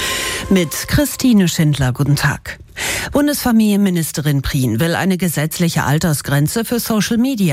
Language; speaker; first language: German; native; German